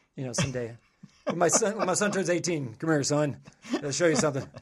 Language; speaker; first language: English; native; English